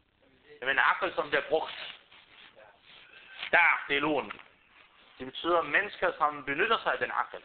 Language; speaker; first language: Danish; non-native, fluent; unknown